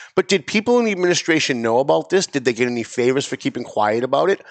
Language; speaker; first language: English; native; English